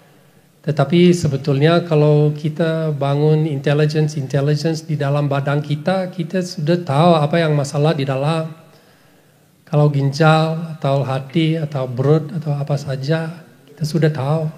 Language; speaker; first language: Indonesian; non-native, fluent; English